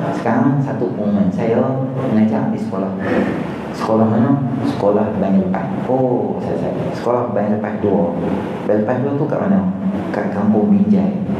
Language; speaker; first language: Malay; native; Malay